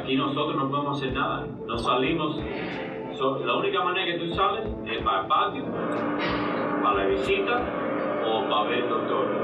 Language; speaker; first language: Spanish; early bilingual, heritage; Spanish